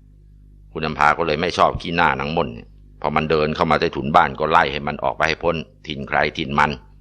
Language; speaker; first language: Thai; native; Thai